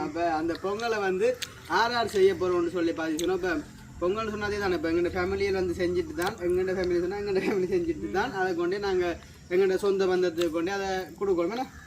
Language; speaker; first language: Tamil; native; Tamil